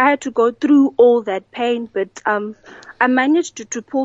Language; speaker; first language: English; non-native, local second language; Xhosa